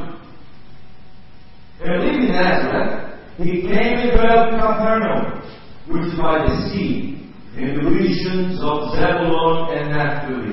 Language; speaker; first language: English; non-native, fluent; Portuguese